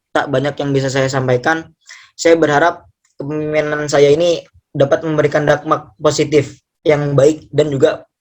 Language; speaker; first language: Malay; native; Malay